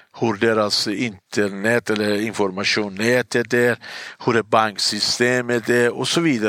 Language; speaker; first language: Swedish; non-native, fluent; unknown